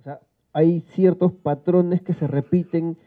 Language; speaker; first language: Spanish; native; Spanish